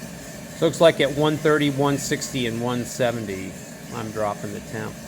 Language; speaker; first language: English; native; English